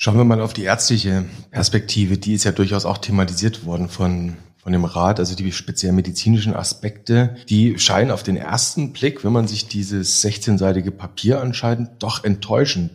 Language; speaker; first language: German; native; German